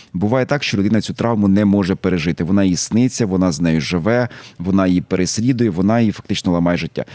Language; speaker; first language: Ukrainian; native; Ukrainian